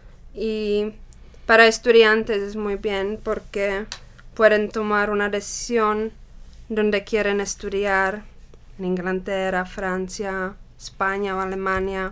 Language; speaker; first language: Spanish; non-native, learner; Czech